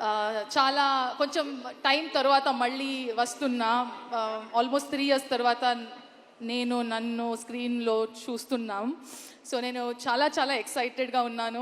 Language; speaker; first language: Telugu; non-native, learner; Kannada